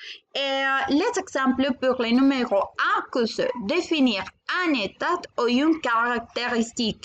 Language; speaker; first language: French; non-native, learner; Spanish